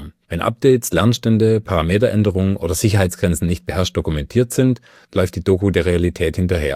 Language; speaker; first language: German; native; German